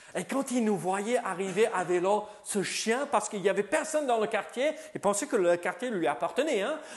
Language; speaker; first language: French; native; French